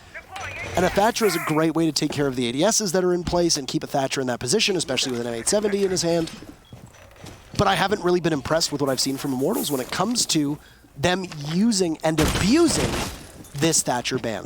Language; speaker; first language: English; native; English